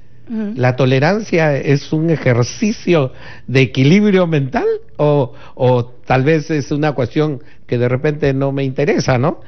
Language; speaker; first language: Spanish; native; Spanish